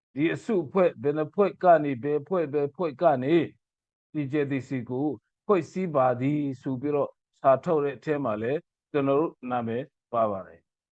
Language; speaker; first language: Burmese; non-native, local second language; Hakha Chin